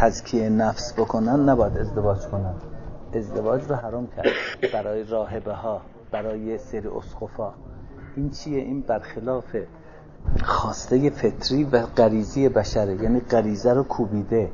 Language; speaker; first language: Persian; native; Persian